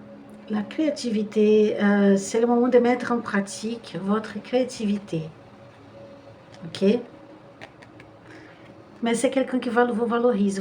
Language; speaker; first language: French; non-native, fluent; Portuguese